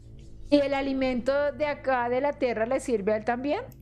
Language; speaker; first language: Spanish; native; Spanish